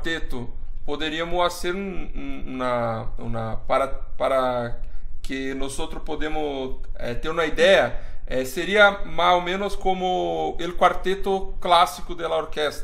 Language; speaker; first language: Spanish; non-native, fluent; Portuguese